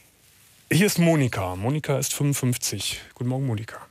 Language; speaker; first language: German; native; German